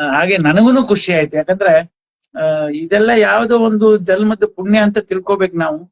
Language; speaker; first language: Kannada; non-native, local second language; Konkani